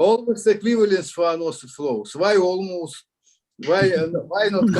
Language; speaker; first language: English; non-native, learner; Russian